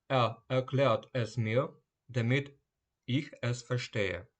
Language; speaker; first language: German; non-native, fluent; Ukrainian